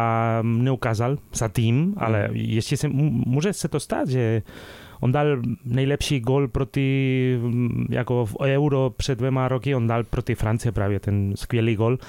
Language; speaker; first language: Czech; non-native, fluent; Spanish